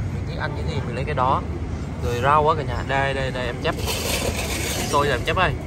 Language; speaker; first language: Vietnamese; native; Vietnamese